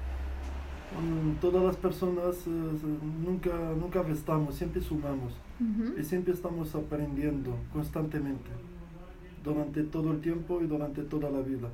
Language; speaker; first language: Spanish; non-native, fluent; Arabic